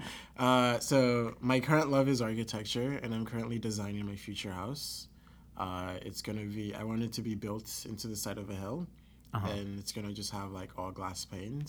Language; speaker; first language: English; non-native, local second language; Yoruba